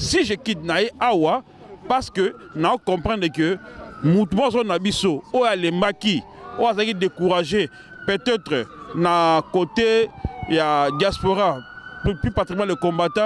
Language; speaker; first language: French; non-native, local second language; Lingala